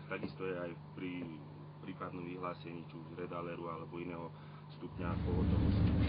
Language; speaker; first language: Slovak; native; Slovak